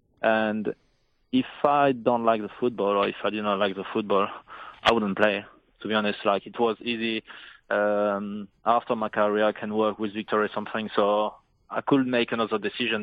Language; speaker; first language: English; non-native, fluent; French